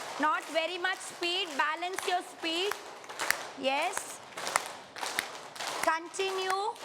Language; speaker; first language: English; non-native, local second language; Kannada